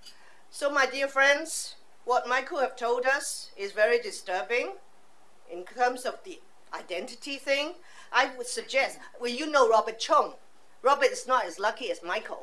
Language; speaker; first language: English; non-native, local second language; Cantonese